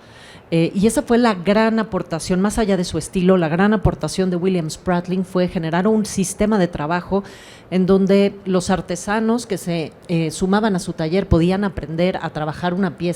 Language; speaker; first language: Spanish; native; Spanish